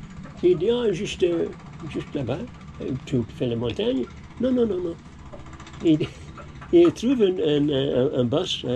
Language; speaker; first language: French; non-native, learner; English